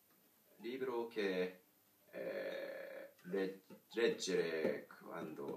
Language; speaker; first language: Italian; non-native, learner; Japanese